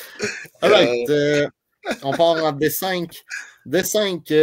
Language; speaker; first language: French; native; French